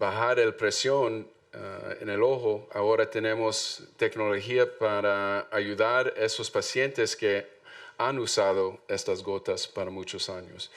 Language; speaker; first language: Spanish; non-native, learner; English